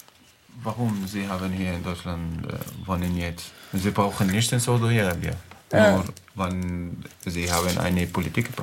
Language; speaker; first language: German; non-native, learner; Arabic